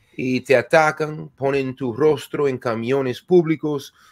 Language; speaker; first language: Spanish; non-native, fluent; English